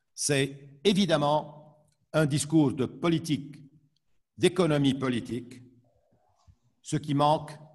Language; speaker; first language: French; non-native, local second language; Arabic